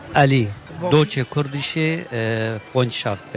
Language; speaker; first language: German; non-native, local second language; Kurdish